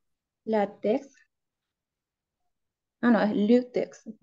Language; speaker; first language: French; non-native, learner; Spanish